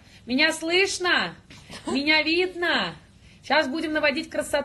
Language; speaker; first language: Russian; native; Russian